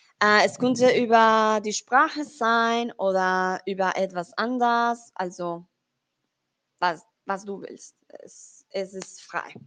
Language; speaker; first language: German; non-native, learner; Spanish